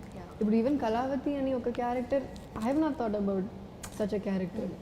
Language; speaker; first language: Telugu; non-native, fluent; Malayalam